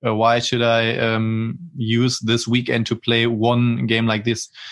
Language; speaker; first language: English; non-native, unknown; German